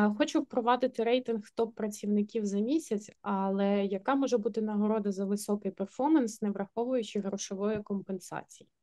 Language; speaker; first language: Ukrainian; native; Ukrainian